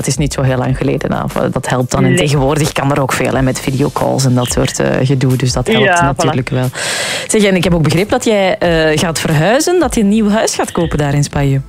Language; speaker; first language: Dutch; native; Dutch